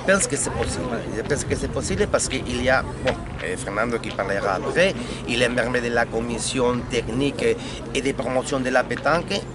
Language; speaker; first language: French; non-native, learner; Spanish